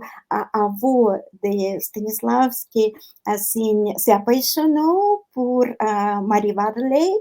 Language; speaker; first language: Portuguese; non-native, fluent; Russian